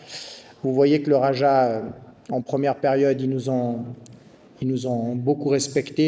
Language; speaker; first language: French; native; French